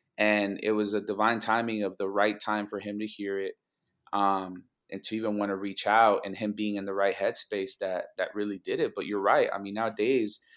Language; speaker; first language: English; early bilingual, other home language; Spanish